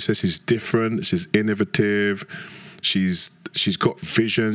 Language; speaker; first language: English; native; English